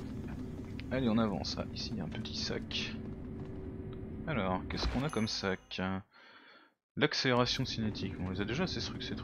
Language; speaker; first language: French; native; French